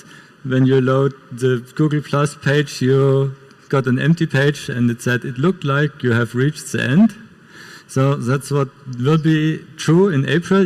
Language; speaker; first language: English; non-native, fluent; German